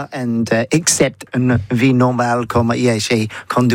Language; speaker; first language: French; non-native, learner; English